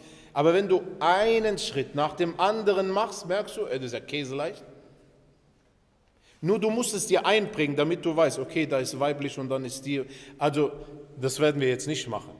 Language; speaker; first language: German; early bilingual, other home language; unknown